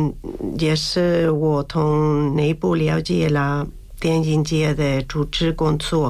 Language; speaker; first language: Chinese; non-native, fluent; Spanish